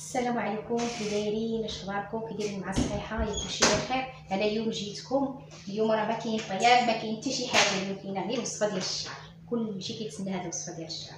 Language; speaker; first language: Arabic; native; Arabic